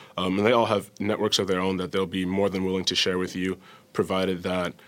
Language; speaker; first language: English; native; English